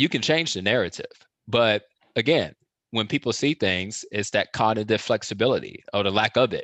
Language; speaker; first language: English; native; English